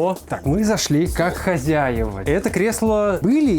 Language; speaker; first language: Russian; native; Russian